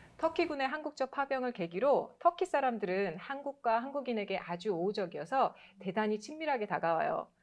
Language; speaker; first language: Korean; native; Korean